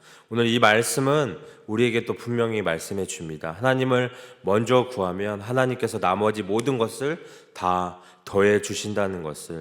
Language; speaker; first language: Korean; native; Korean